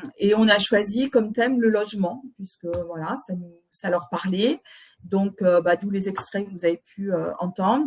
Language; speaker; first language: French; native; French